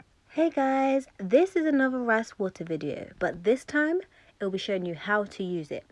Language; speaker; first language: English; native; English